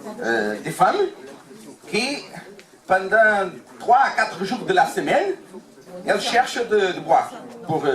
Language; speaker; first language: French; non-native, learner; Portuguese